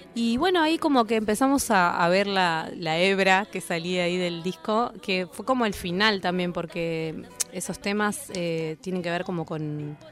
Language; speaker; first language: Spanish; native; Spanish